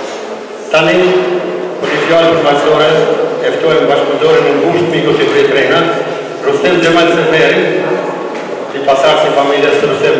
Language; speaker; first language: Albanian; native; Albanian